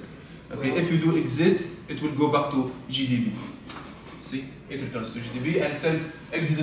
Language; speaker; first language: English; non-native, fluent; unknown